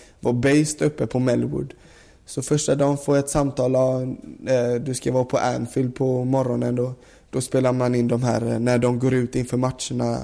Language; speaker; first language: Swedish; native; Swedish